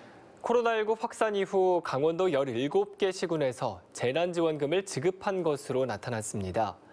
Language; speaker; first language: Korean; native; Korean